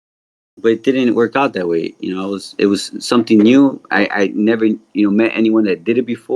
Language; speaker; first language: English; native; English